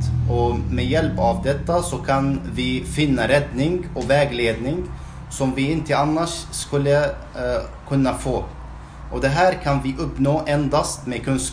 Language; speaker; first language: Swedish; non-native, fluent; Arabic